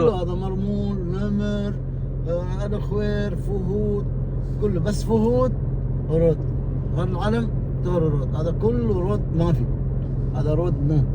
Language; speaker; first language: Arabic; non-native, learner; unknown